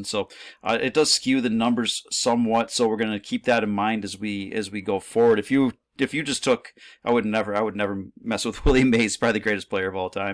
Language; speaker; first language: English; native; English